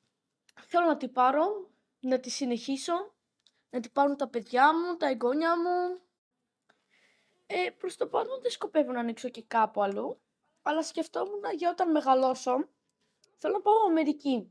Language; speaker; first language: Greek; early bilingual, other home language; Armenian